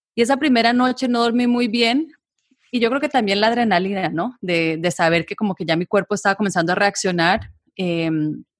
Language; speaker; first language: Spanish; native; Spanish